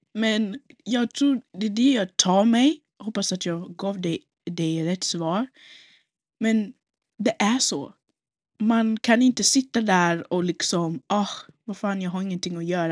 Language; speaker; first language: Swedish; non-native, local second language; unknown